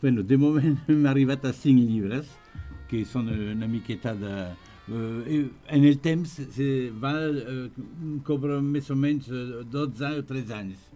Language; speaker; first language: Catalan; non-native, learner; French